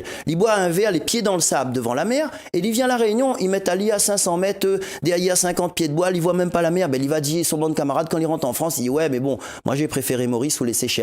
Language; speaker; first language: French; non-native, local second language; Réunion Creole French